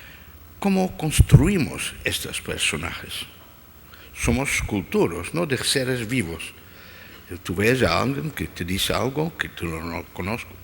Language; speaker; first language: Spanish; non-native, fluent; Dutch